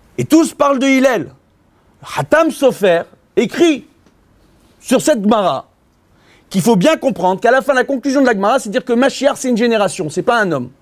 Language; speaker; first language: French; native; French